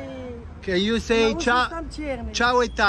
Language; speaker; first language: English; non-native, fluent; Italian